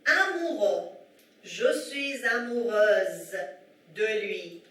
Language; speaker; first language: French; non-native, fluent; Persian